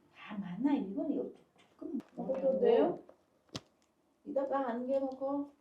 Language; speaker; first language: Korean; non-native, learner; Vietnamese